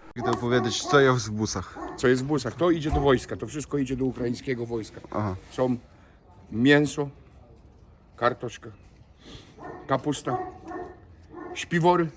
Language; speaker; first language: Polish; non-native, learner; Ukrainian